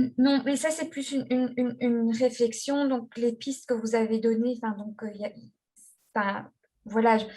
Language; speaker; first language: French; native; French